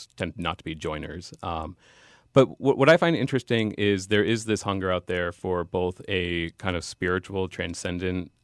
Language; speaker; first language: English; native; English